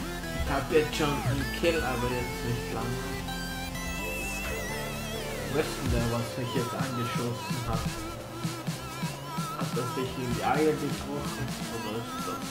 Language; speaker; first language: German; non-native, learner; Italian